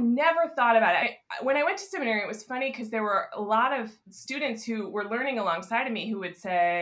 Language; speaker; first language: English; native; English